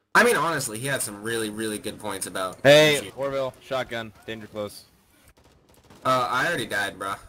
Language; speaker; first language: English; native; English